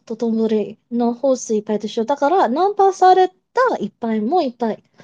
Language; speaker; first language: Japanese; non-native, learner; English